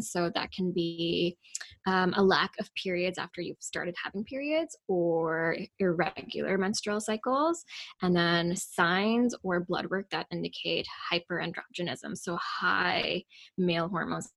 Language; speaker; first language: English; non-native, local second language; Urdu